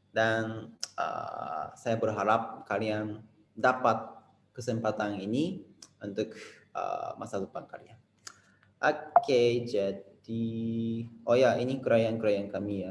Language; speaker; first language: Indonesian; non-native, fluent; Japanese